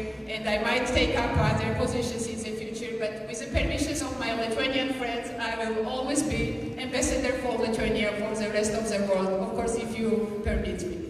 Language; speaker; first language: English; non-native, fluent; Georgian